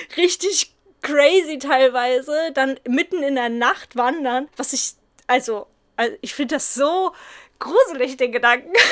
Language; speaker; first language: German; native; German